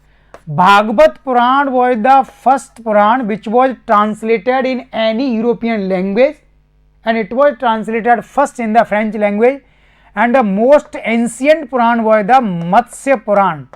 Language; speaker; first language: English; non-native, local second language; Hindi